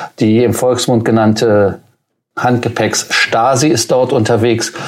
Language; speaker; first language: German; native; German